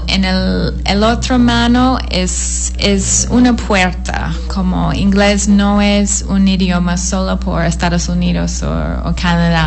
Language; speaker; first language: Spanish; non-native, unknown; English